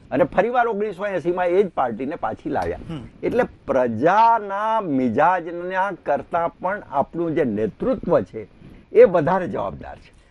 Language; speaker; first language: Gujarati; native; Gujarati